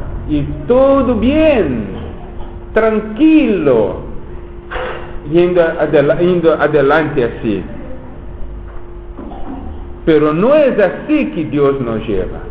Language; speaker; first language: Spanish; non-native, fluent; Portuguese